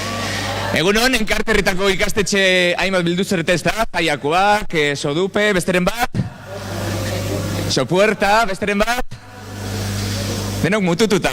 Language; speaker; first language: Basque; native; Basque